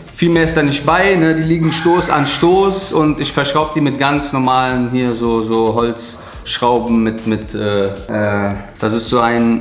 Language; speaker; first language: German; native; German